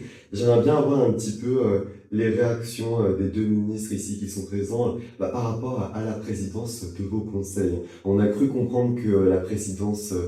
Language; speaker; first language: French; native; French